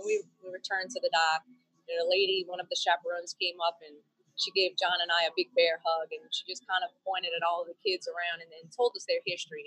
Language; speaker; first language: English; native; English